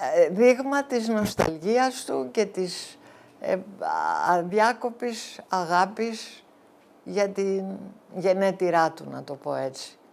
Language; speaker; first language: Greek; early bilingual, heritage; Greek